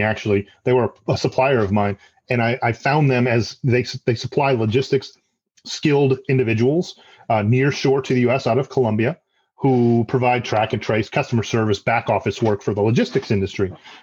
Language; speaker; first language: English; native; English